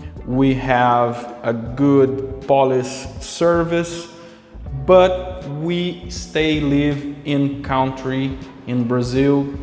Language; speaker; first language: English; non-native, local second language; Portuguese